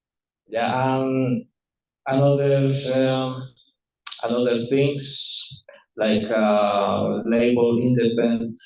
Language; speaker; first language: English; non-native, learner; Spanish